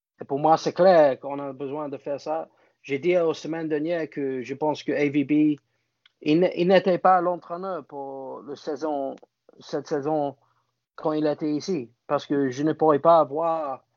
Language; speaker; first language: French; non-native, fluent; English